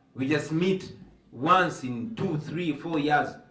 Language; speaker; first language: English; non-native, local second language; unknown